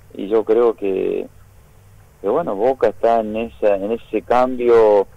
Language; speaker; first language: Spanish; native; Spanish